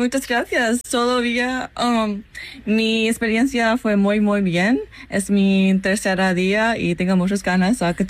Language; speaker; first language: Spanish; non-native, fluent; English